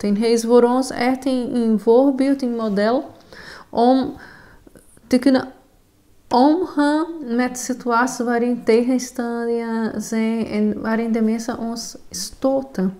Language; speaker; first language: Dutch; non-native, fluent; Portuguese